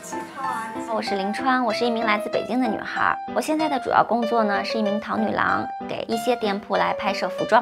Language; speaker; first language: Chinese; native; Chinese